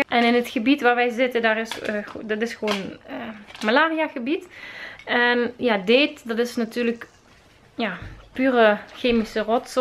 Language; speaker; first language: Dutch; native; Dutch